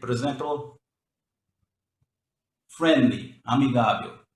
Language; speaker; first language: Portuguese; non-native, learner; English